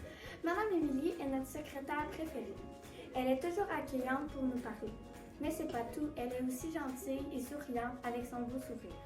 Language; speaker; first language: French; native; French